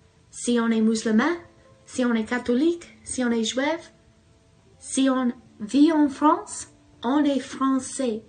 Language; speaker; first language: French; non-native, learner; English